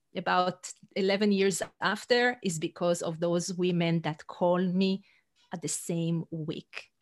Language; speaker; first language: English; non-native, fluent; Hebrew